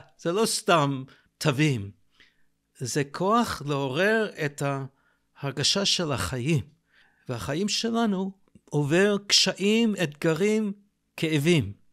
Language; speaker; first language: Hebrew; non-native, fluent; English